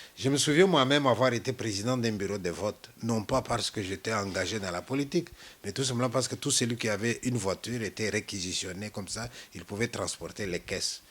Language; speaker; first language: French; non-native, local second language; Luba-Lulua